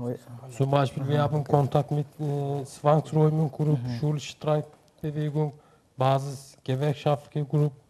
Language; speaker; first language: German; non-native, learner; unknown